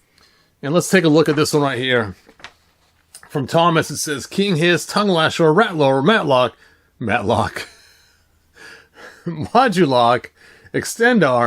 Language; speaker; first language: English; native; English